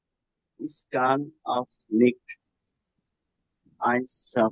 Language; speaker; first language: German; non-native, learner; Bangla